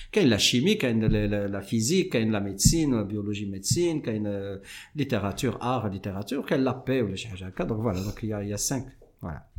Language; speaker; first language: French; non-native, local second language; Arabic